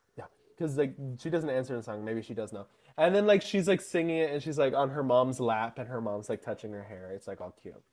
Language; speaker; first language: English; native; English